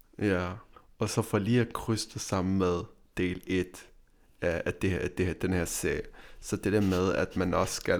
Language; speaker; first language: Danish; early bilingual, other home language; Arabic